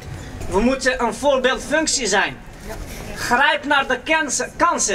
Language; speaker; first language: Dutch; non-native, fluent; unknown